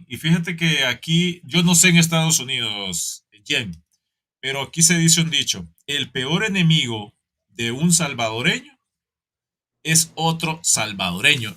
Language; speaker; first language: Spanish; native; Spanish